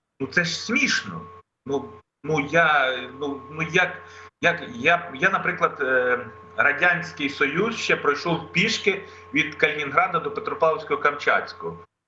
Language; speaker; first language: Ukrainian; non-native, local second language; Russian